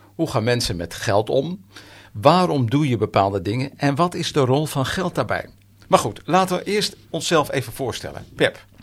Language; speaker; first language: Dutch; native; Dutch